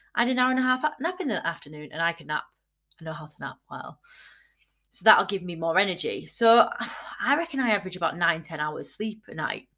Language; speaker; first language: English; native; English